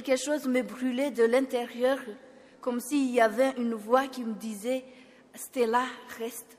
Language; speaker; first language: French; non-native, local second language; Malagasy